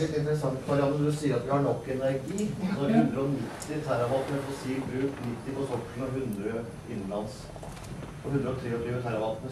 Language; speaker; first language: Norwegian; native; Norwegian